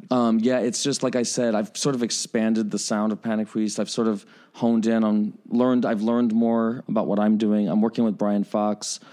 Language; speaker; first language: English; native; English